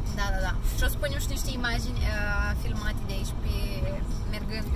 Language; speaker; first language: Romanian; native; Romanian